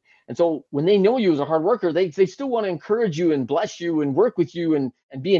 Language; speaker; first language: English; native; English